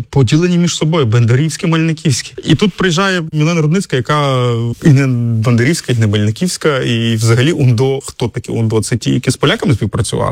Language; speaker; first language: Ukrainian; native; Ukrainian